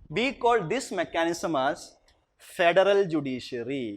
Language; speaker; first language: English; non-native, local second language; Malayalam